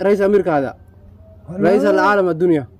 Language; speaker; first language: Arabic; non-native, learner; Oromo